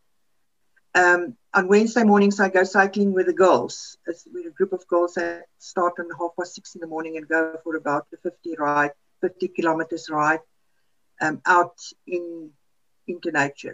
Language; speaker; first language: English; non-native, local second language; Afrikaans